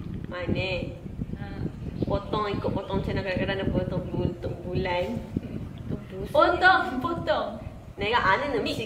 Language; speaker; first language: Korean; non-native, learner; Malay